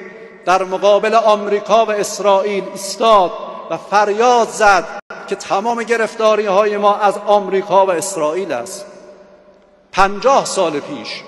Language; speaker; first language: Persian; native; Persian